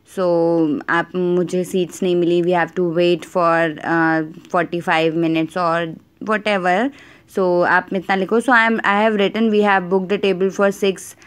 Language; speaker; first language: Hindi; native; Hindi